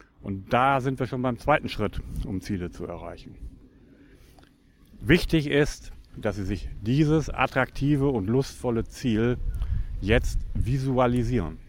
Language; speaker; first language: German; native; German